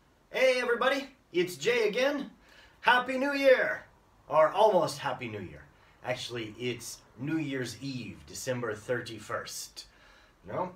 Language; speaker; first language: English; native; English